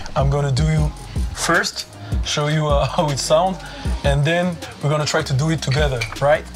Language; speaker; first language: English; non-native, fluent; French